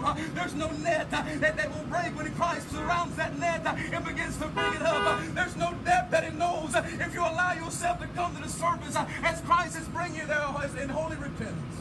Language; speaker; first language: English; native; English